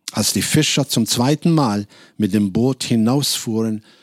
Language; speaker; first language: German; non-native, fluent; Arabic